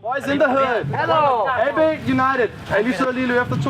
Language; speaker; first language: Danish; native; Danish